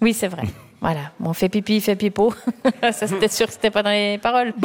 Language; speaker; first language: French; native; French